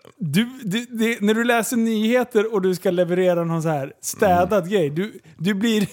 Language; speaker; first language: Swedish; native; Swedish